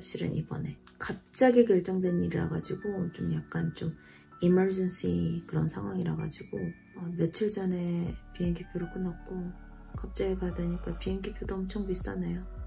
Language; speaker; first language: Korean; native; Korean